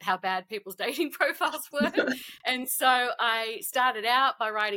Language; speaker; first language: English; native; English